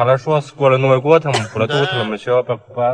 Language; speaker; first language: Russian; non-native, learner; Chinese